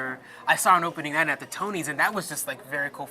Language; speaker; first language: English; native; English